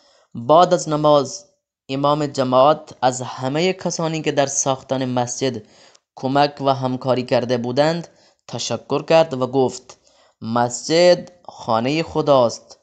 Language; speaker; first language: Persian; non-native, fluent; Urdu